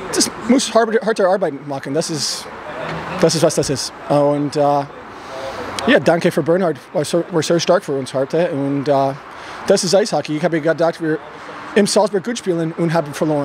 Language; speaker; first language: German; non-native, learner; English